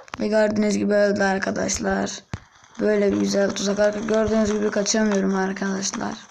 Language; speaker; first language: Turkish; native; Turkish